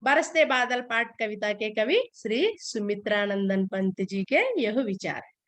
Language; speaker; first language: Hindi; non-native, local second language; Telugu